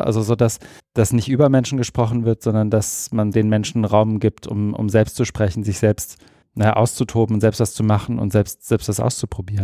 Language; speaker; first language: German; native; German